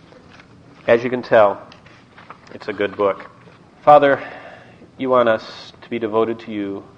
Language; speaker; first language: English; native; English